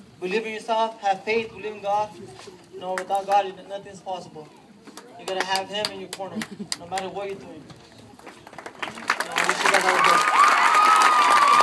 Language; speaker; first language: English; early bilingual, other home language; Spanish